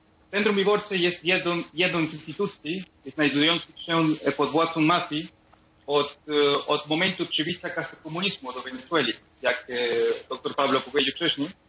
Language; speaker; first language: Polish; non-native, learner; Spanish